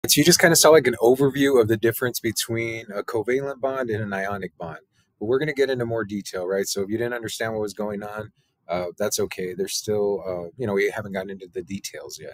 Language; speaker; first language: English; native; English